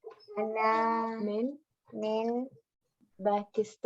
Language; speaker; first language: Arabic; non-native, learner; Urdu